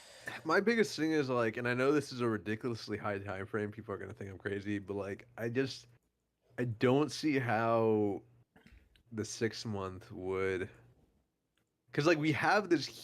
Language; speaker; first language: English; native; English